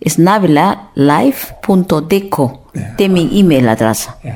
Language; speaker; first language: Danish; non-native, fluent; Spanish